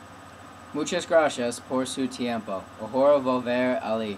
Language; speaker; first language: Spanish; non-native, learner; English